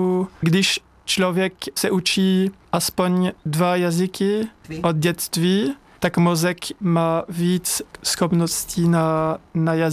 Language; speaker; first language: Czech; non-native, fluent; French